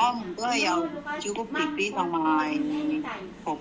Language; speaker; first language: Cantonese; non-native, learner; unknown